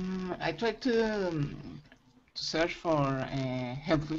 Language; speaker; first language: English; non-native, learner; Spanish